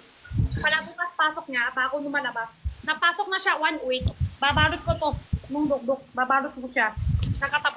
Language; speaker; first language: Filipino; non-native, learner; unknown